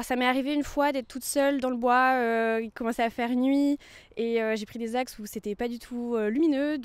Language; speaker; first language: French; native; French